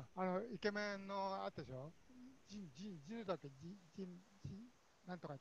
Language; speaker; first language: Japanese; native; Japanese